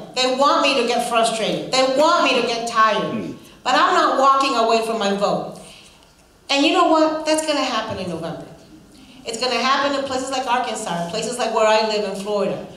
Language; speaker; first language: English; non-native, fluent; Spanish